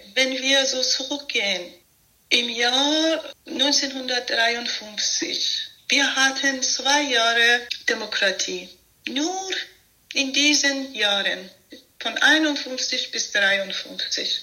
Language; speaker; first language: German; non-native, fluent; Persian